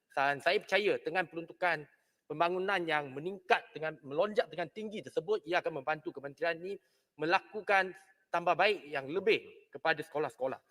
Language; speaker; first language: Malay; non-native, local second language; Chinese